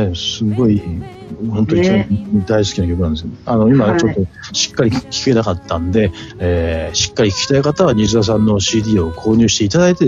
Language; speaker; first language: Japanese; native; Japanese